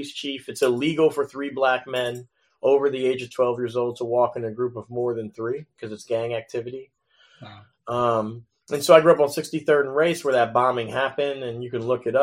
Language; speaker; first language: English; native; English